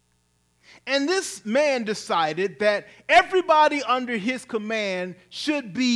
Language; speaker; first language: English; native; English